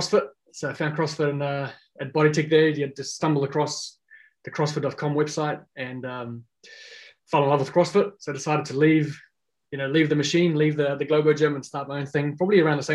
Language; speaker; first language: English; non-native, local second language; Afrikaans